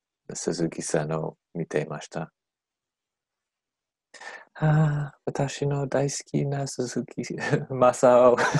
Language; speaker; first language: Japanese; non-native, learner; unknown